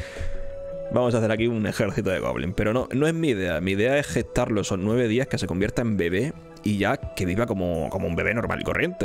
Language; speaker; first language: Spanish; native; Spanish